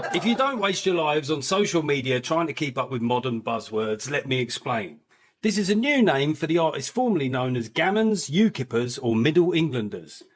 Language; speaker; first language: English; native; English